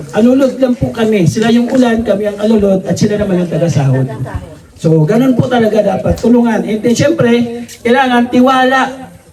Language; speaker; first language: Filipino; non-native, local second language; Waray